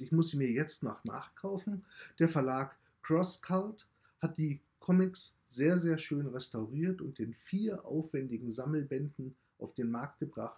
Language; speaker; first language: German; native; German